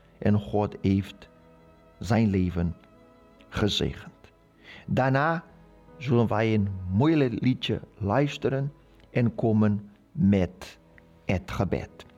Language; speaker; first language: Dutch; non-native, learner; Portuguese